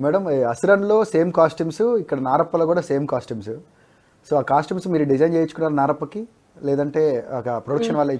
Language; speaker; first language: Telugu; native; Telugu